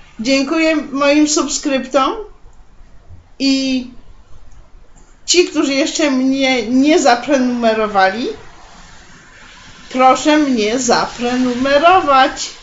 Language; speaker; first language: Polish; native; Polish